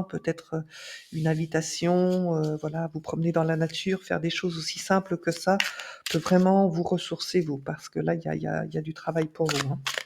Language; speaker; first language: French; native; French